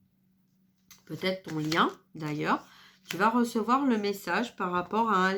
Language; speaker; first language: French; native; French